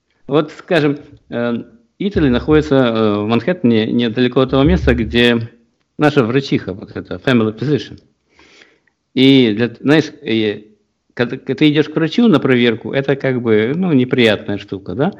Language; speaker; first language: Russian; native; Russian